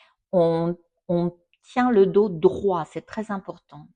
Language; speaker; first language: French; non-native, fluent; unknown